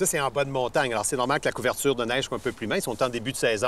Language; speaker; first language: French; native; French